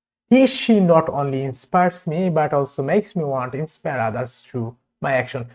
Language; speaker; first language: English; non-native, local second language; Bangla